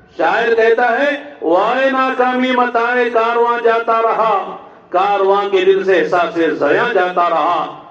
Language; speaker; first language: Urdu; native; Urdu